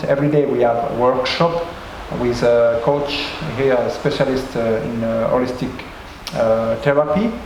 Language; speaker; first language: English; non-native, learner; French